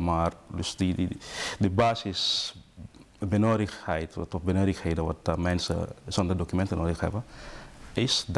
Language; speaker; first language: Dutch; non-native, fluent; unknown